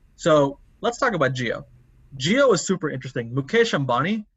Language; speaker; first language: English; non-native, local second language; Tamil